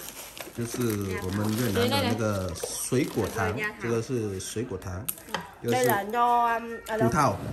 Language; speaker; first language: Chinese; non-native, fluent; Vietnamese